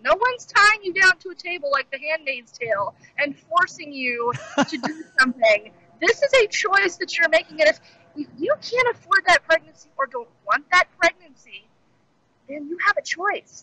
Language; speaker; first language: English; native; English